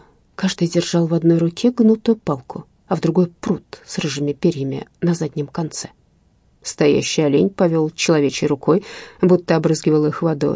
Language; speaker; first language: Russian; native; Russian